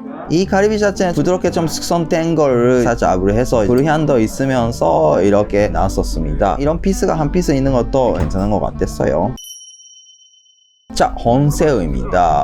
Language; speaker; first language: Korean; non-native, fluent; Japanese